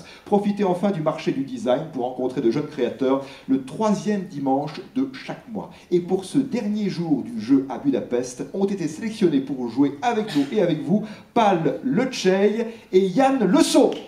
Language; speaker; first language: French; native; French